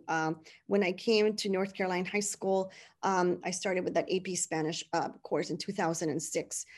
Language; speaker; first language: English; non-native, fluent; Spanish